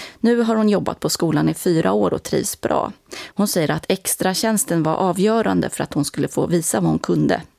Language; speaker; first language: Swedish; native; Swedish